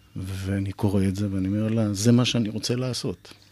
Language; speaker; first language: Hebrew; native; Hebrew